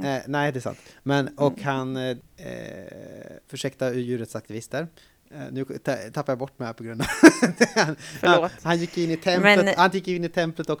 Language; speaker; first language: Swedish; native; Swedish